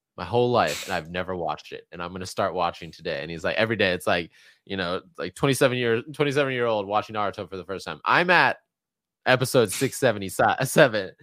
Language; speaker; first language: English; native; English